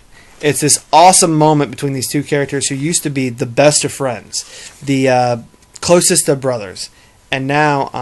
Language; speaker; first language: English; native; English